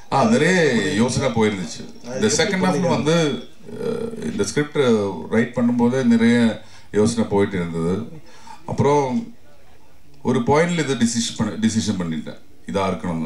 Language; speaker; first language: Tamil; non-native, learner; Malayalam